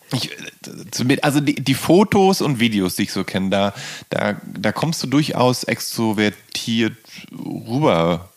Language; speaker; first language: German; native; German